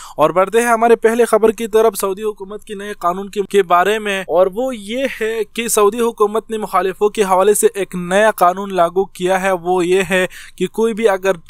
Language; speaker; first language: Urdu; non-native, local second language; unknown